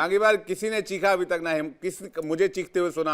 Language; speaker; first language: Hindi; native; Hindi